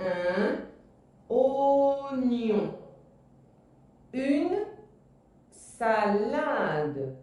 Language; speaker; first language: French; non-native, fluent; Spanish